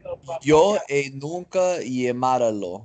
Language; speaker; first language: Spanish; non-native, learner; English